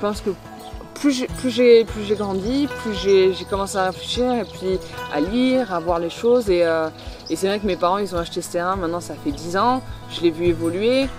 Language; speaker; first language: French; native; French